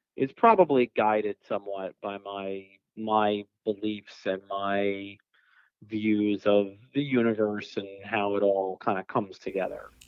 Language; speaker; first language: English; native; English